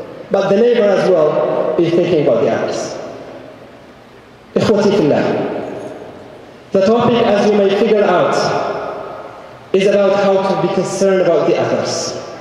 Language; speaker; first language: English; non-native, fluent; Arabic